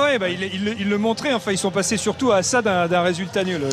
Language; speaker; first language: French; native; French